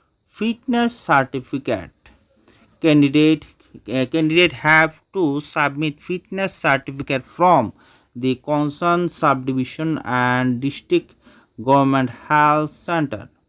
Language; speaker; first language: English; non-native, local second language; Bangla